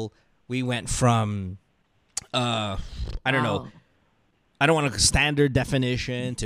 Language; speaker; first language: English; non-native, local second language; Filipino